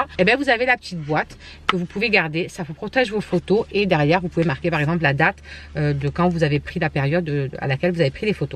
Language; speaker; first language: French; native; French